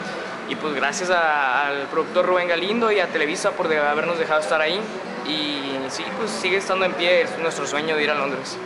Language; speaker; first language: Spanish; native; Spanish